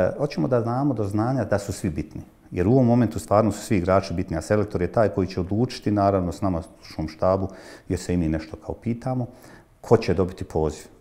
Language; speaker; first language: Croatian; native; Croatian